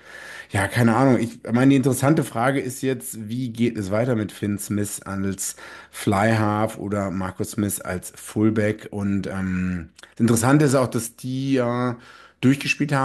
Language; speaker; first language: German; native; German